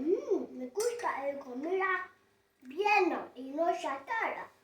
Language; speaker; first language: Spanish; early bilingual, heritage; Spanish